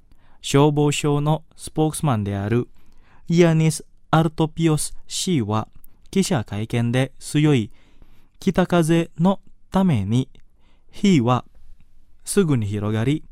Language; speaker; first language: Japanese; non-native, fluent; Indonesian